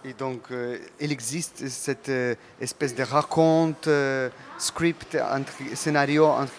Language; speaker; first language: French; non-native, learner; Russian